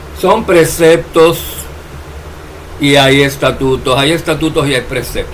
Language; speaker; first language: Spanish; native; Spanish